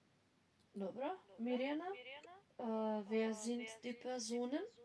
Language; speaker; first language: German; non-native, fluent; Macedonian